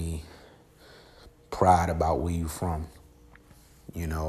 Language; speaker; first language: English; native; English